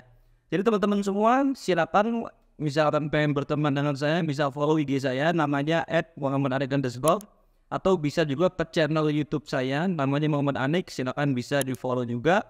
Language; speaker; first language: Indonesian; native; Indonesian